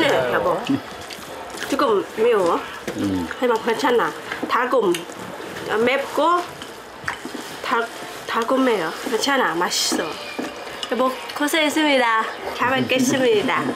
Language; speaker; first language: Korean; non-native, learner; Khmer